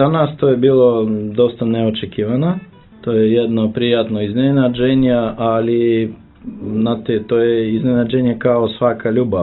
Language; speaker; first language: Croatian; non-native, fluent; Russian